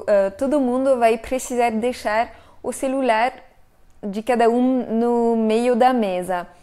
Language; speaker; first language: Portuguese; non-native, fluent; French